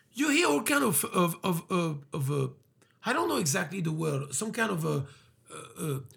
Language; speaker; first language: English; early bilingual, other home language; French